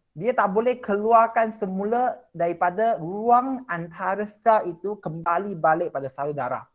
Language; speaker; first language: Malay; non-native, local second language; Chinese